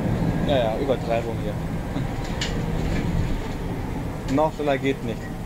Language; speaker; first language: German; native; German